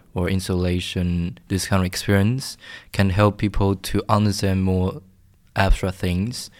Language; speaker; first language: English; non-native, fluent; Chinese